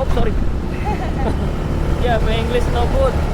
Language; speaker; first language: English; non-native, learner; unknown